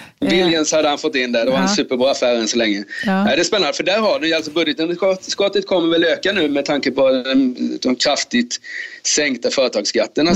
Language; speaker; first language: Swedish; native; Swedish